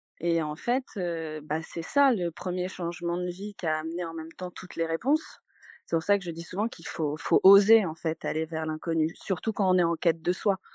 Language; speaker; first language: French; native; French